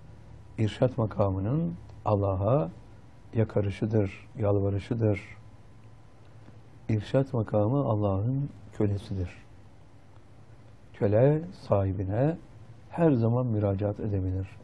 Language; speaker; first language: Turkish; native; Turkish